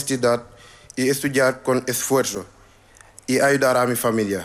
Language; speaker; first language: Spanish; non-native, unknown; Wolof